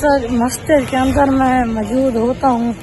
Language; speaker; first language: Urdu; non-native, local second language; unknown